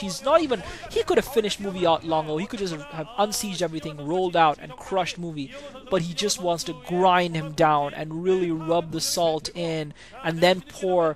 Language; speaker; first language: English; native; English